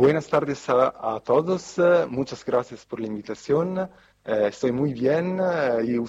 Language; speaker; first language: Spanish; non-native, fluent; Italian